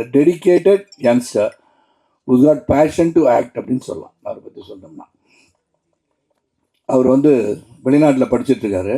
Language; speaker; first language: Tamil; native; Tamil